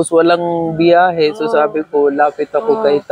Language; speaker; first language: Filipino; non-native, learner; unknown